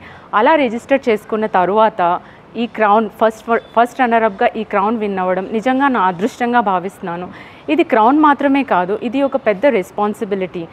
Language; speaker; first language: Telugu; native; Telugu